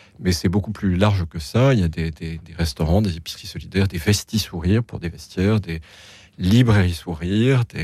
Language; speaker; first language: French; native; French